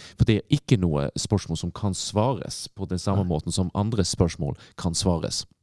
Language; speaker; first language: Norwegian; non-native, fluent; English